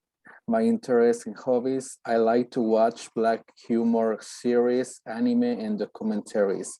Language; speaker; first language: English; non-native, learner; Spanish